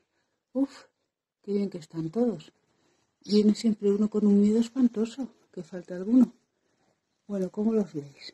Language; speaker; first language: Spanish; native; Spanish